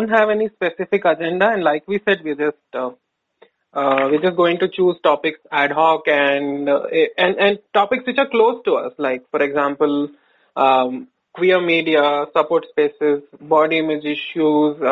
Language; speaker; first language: English; non-native, local second language; Kannada